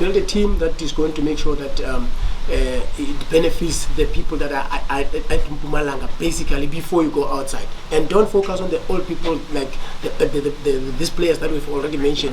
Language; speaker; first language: English; non-native, local second language; Northern Sotho